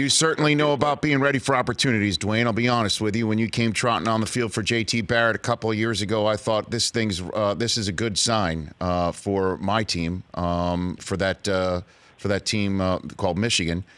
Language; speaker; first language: English; native; English